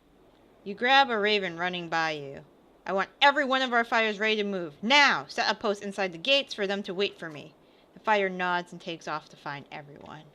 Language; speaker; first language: English; native; English